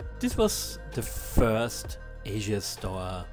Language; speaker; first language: English; non-native, fluent; German